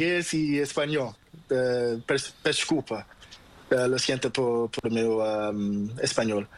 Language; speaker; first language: Spanish; non-native, learner; Portuguese